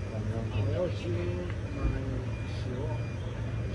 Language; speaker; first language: Chinese; non-native, learner; Kinyarwanda